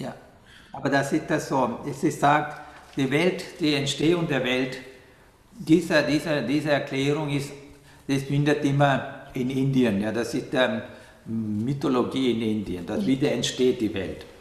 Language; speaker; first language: German; non-native, fluent; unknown